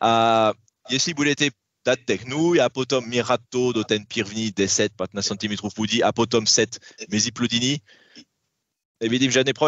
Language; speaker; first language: Czech; non-native, learner; French